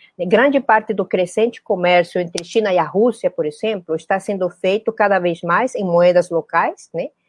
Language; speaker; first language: Portuguese; non-native, fluent; Spanish